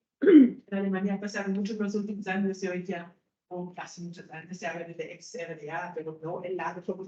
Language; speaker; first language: Spanish; non-native, fluent; German